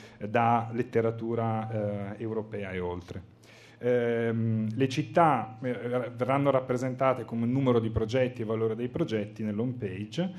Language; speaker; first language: Italian; native; Italian